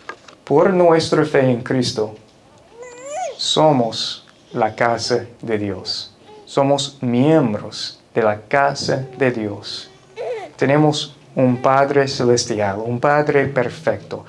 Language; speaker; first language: Spanish; non-native, fluent; English